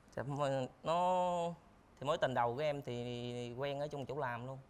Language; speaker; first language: Vietnamese; native; Vietnamese